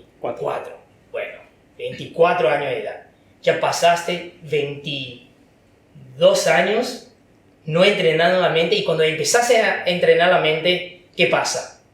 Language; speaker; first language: Spanish; non-native, fluent; Chinese